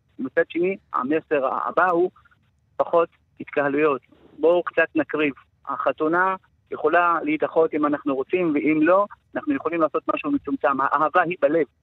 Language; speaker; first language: Hebrew; non-native, local second language; Arabic